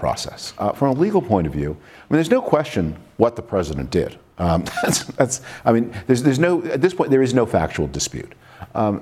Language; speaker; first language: English; native; English